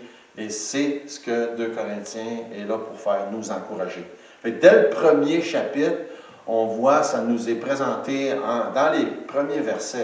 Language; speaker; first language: French; native; French